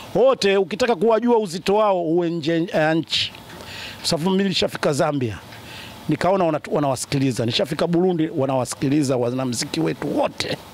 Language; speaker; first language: Swahili; native; Swahili